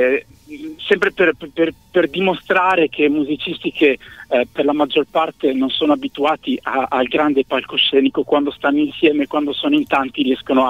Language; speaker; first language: Italian; native; Italian